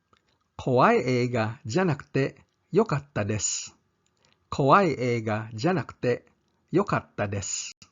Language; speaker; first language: Japanese; non-native, fluent; English